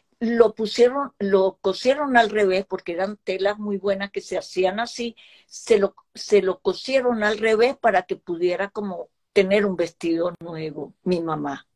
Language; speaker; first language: Spanish; early bilingual, other home language; Hebrew